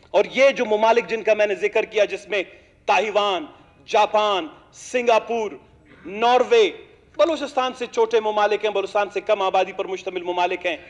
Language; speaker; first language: Urdu; non-native, local second language; Baluchi